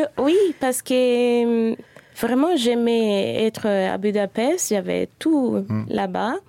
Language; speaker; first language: French; non-native, fluent; Spanish